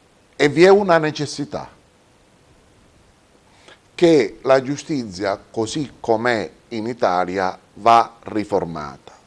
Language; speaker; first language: Italian; native; Italian